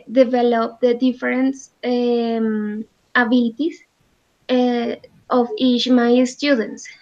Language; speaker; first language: English; non-native, learner; Spanish